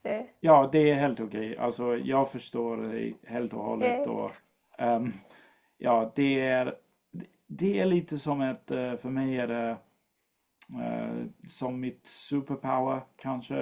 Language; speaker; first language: Swedish; non-native, fluent; English